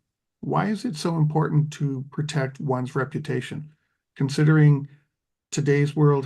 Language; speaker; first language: English; native; English